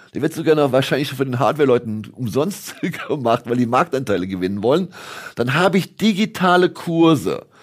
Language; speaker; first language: German; native; German